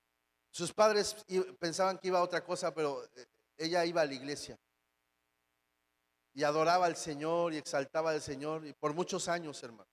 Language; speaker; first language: Spanish; native; Spanish